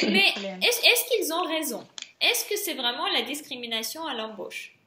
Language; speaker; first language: French; non-native, fluent; Russian